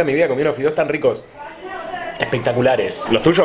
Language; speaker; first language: Spanish; native; Spanish